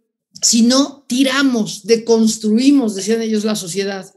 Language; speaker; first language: Spanish; native; Spanish